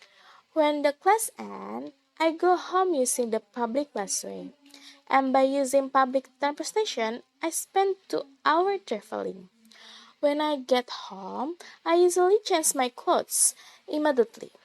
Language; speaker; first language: English; non-native, learner; Indonesian